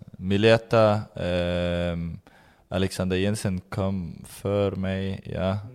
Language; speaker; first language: Swedish; non-native, learner; Danish